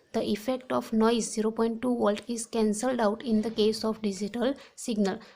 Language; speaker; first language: English; non-native, local second language; Gujarati